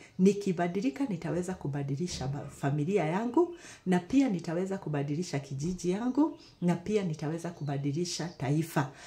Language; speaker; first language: Swahili; non-native, local second language; Kikuyu